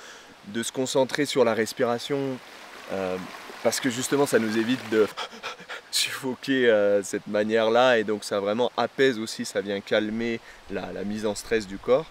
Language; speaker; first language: French; native; French